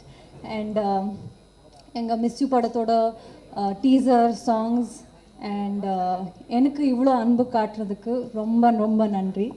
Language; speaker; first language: Tamil; non-native, learner; Kannada